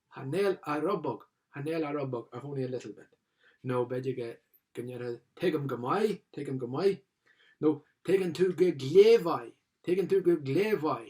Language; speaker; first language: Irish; non-native, local second language; English